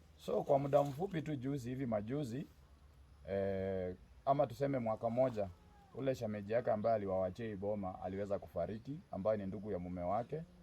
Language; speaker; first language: Swahili; non-native, local second language; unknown